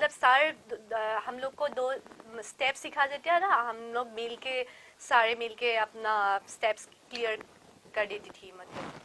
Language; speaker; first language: Hindi; non-native, local second language; Assamese